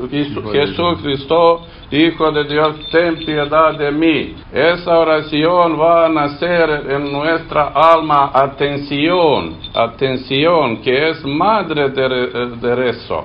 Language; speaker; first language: Spanish; non-native, learner; Serbian